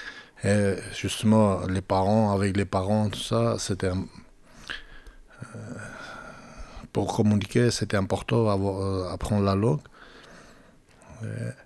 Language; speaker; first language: French; non-native, fluent; Georgian